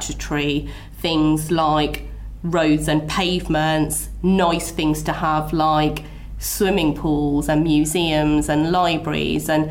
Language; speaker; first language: English; native; English